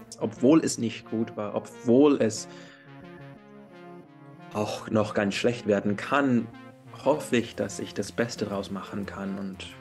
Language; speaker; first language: German; early bilingual, heritage; English